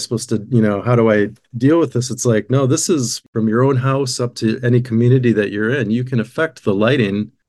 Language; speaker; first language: English; native; English